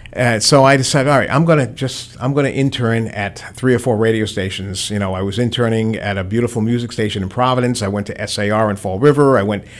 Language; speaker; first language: English; native; English